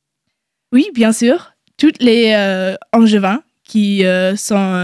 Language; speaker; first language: French; non-native, learner; German